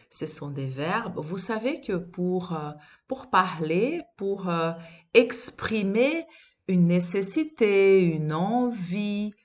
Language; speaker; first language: French; non-native, fluent; Portuguese